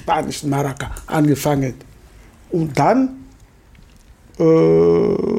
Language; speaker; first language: German; non-native, fluent; Lingala